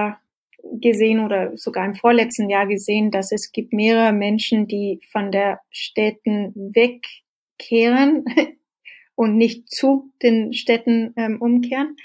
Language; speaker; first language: German; non-native, fluent; Danish